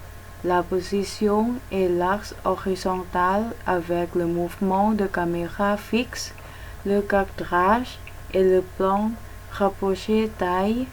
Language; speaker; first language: French; non-native, learner; Thai